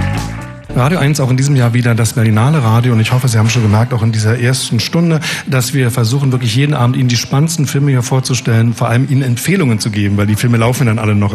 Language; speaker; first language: German; native; German